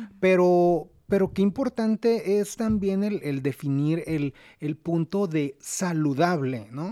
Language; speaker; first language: Spanish; native; Spanish